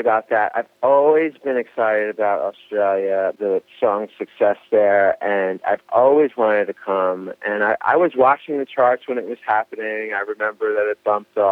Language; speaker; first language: English; native; English